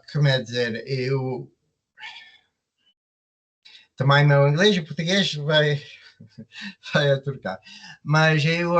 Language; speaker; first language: Portuguese; early bilingual, heritage; Portuguese